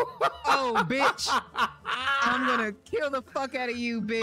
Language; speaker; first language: English; native; English